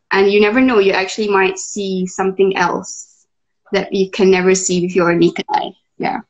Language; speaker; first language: English; non-native, local second language; Malay